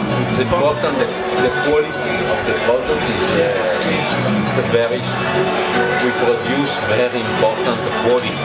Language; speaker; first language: English; non-native, learner; Italian